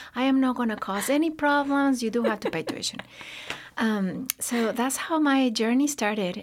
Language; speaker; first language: English; non-native, fluent; Spanish